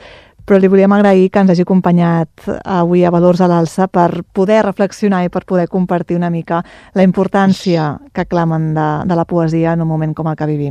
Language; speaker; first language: Catalan; native; Catalan